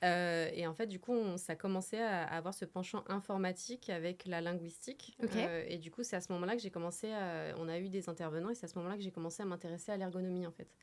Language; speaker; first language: French; native; French